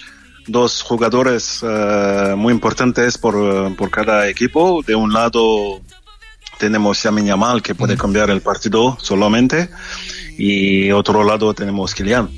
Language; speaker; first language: Spanish; non-native, learner; French